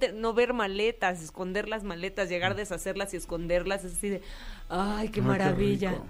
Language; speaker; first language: Spanish; native; Spanish